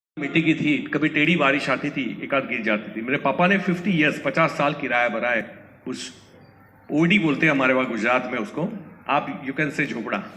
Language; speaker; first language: Hindi; non-native, local second language; Gujarati